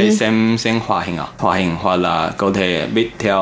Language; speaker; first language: Vietnamese; non-native, learner; Chinese